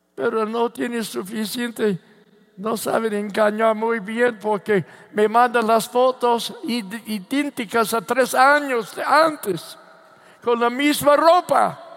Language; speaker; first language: Spanish; non-native, fluent; English